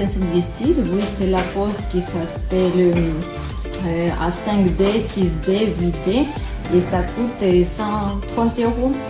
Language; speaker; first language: French; non-native, learner; Russian